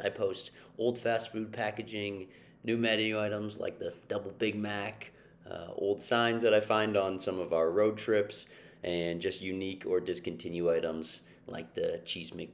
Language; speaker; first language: English; native; English